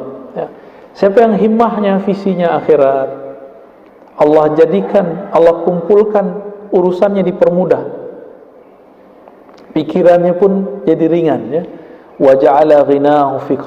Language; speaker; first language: Indonesian; native; Indonesian